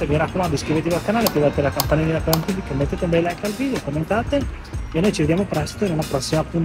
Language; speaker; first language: Italian; native; Italian